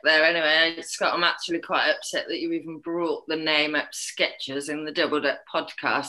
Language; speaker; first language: English; native; English